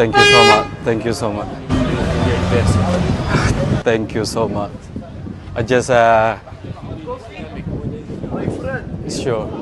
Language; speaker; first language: English; non-native, learner; Indonesian